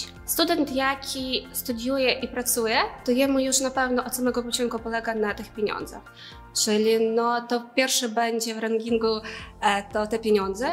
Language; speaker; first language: Polish; non-native, learner; Ukrainian